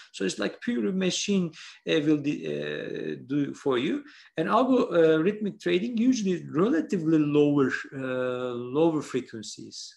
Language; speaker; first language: English; non-native, fluent; Turkish